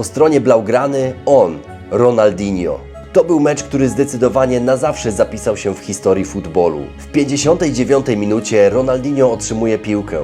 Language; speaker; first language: Polish; native; Polish